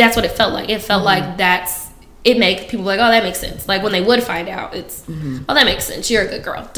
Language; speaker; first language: English; native; English